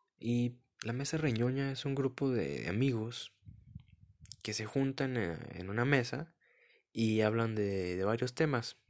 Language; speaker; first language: Spanish; early bilingual, heritage; Spanish